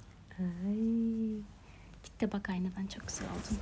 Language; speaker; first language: Turkish; native; Turkish